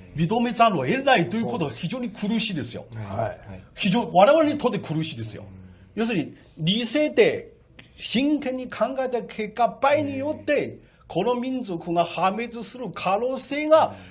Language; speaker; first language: Japanese; non-native, fluent; Chinese